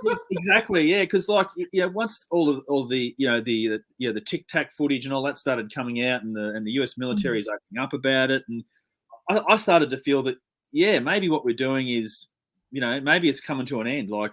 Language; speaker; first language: English; native; English